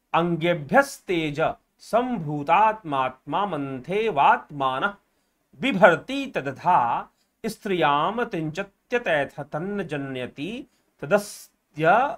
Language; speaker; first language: Hindi; native; Hindi